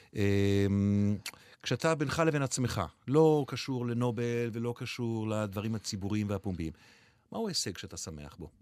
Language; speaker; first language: Hebrew; native; Hebrew